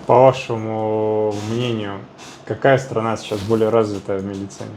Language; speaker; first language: Russian; native; Russian